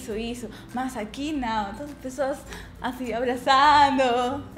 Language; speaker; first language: Portuguese; non-native, learner; Spanish